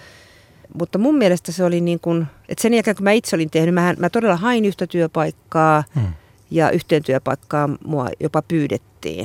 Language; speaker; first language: Finnish; native; Finnish